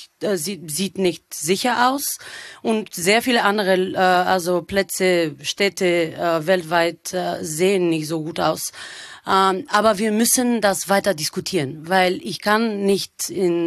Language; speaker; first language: German; non-native, fluent; Bulgarian